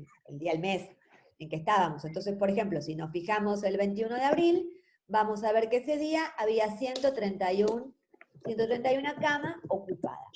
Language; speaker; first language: Spanish; native; Spanish